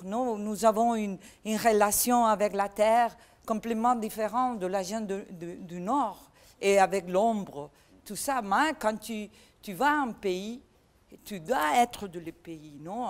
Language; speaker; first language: French; non-native, learner; Catalan